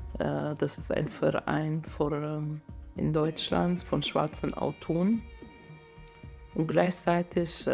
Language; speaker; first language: German; non-native, fluent; Arabic